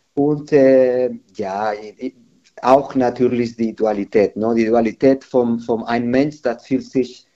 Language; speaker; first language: German; non-native, learner; Spanish